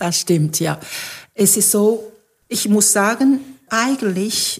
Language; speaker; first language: German; non-native, fluent; Chinese